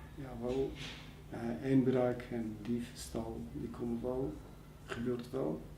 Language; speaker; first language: Dutch; non-native, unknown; Persian